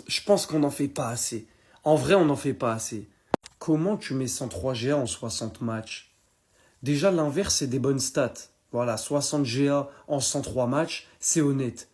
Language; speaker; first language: French; native; French